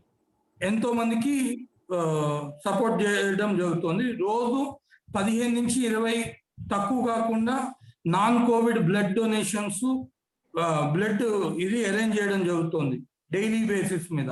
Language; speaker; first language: Telugu; native; Telugu